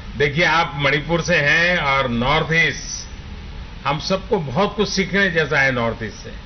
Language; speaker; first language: Hindi; non-native, local second language; Gujarati